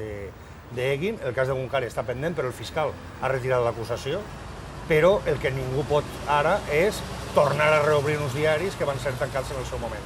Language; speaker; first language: Catalan; native; Catalan